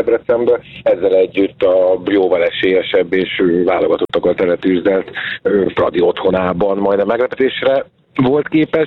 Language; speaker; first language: Hungarian; native; Hungarian